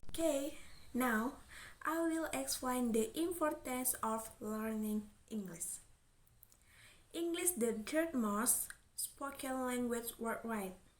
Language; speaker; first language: English; non-native, learner; Indonesian